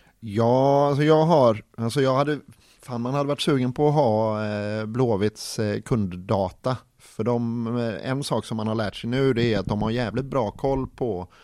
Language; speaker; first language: Swedish; native; Swedish